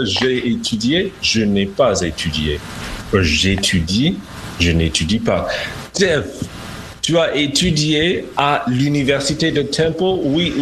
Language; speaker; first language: French; non-native, fluent; English